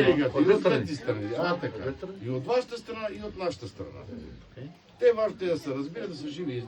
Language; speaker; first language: Bulgarian; non-native, local second language; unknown